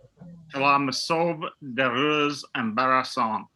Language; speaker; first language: French; non-native, learner; English